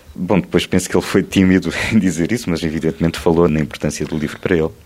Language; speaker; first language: Portuguese; native; Portuguese